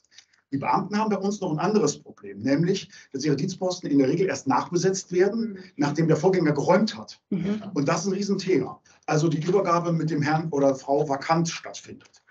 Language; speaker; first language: German; native; German